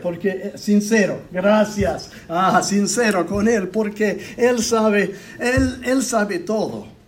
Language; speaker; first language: Spanish; non-native, learner; English